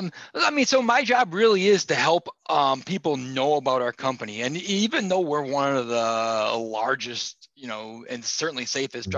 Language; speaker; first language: English; native; English